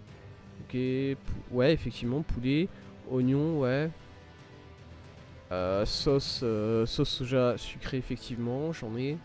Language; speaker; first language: French; native; French